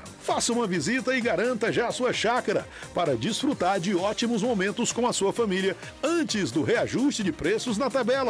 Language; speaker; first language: Portuguese; native; Portuguese